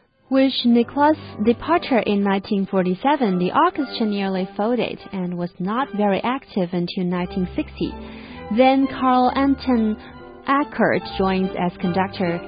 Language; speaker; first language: English; non-native, fluent; Chinese